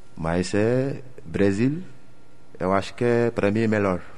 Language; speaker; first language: Portuguese; non-native, learner; Wolof